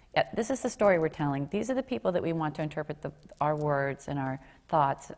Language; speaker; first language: English; native; English